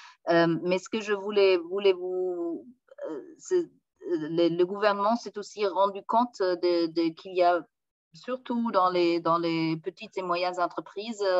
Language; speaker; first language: French; non-native, fluent; German